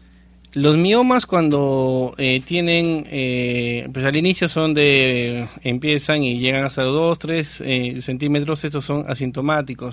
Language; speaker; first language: Spanish; native; Spanish